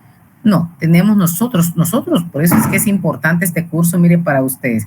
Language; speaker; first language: Spanish; native; Spanish